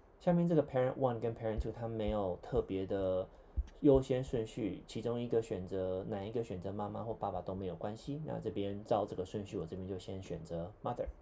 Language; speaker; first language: Chinese; native; Chinese